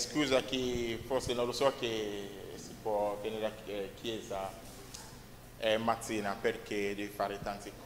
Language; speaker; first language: Italian; non-native, learner; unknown